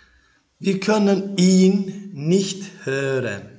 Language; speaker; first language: German; non-native, fluent; Turkish